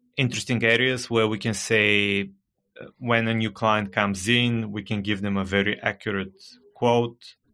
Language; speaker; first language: English; non-native, fluent; Bulgarian